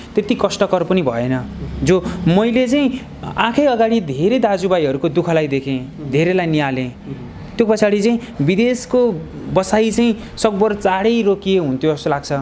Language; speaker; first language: Nepali; native; Nepali